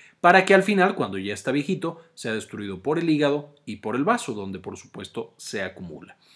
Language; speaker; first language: Spanish; native; Spanish